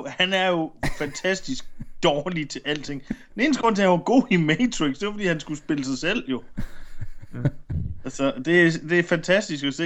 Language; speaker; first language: Danish; native; Danish